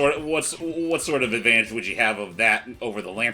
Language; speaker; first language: English; native; English